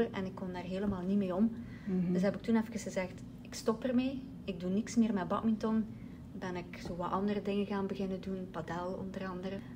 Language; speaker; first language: Dutch; native; Dutch